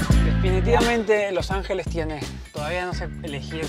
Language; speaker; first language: Spanish; native; Spanish